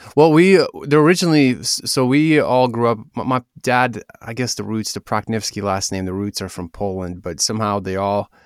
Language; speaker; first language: English; early bilingual, other home language; Russian